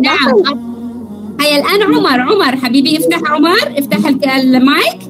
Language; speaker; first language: Arabic; non-native, fluent; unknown